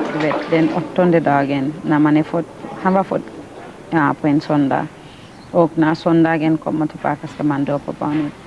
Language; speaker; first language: Swedish; non-native, fluent; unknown